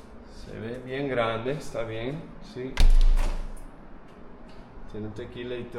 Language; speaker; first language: Spanish; non-native, fluent; English